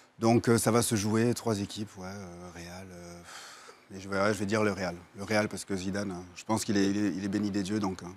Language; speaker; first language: French; native; French